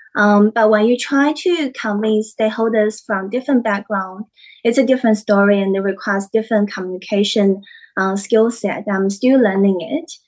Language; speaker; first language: English; non-native, fluent; Chinese